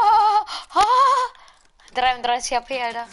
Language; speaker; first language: German; native; German